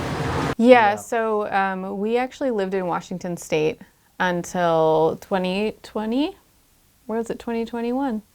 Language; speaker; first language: English; native; English